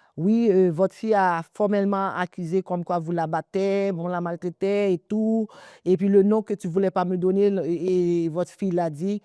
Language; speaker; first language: French; early bilingual, other home language; Haitian Creole